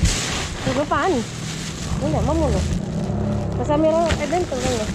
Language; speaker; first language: Spanish; non-native, learner; Filipino